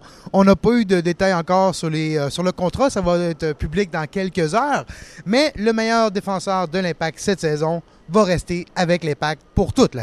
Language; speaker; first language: French; native; French